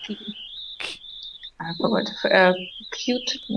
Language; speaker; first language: English; non-native, learner; Russian